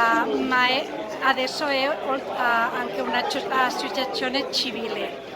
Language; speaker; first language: Italian; non-native, fluent; Catalan